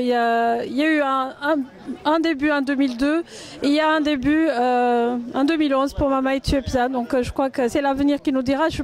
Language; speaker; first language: French; non-native, fluent; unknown